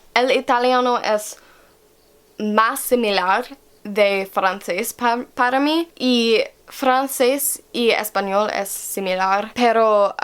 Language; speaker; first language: Spanish; non-native, learner; English